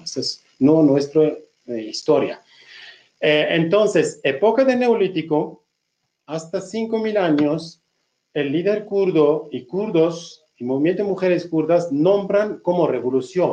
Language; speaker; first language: Spanish; non-native, fluent; Kurdish